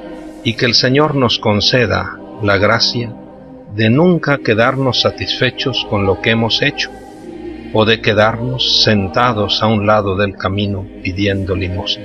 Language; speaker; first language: Spanish; native; Spanish